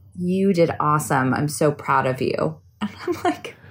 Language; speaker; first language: English; native; English